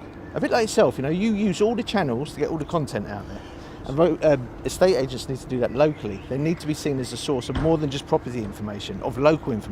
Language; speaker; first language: English; native; English